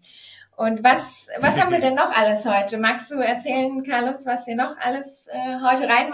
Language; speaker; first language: German; native; German